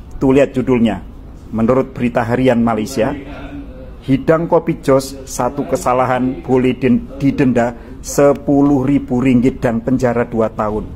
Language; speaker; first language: Indonesian; native; Indonesian